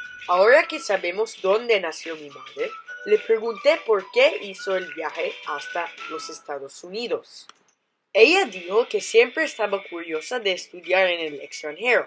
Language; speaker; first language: Spanish; non-native, fluent; English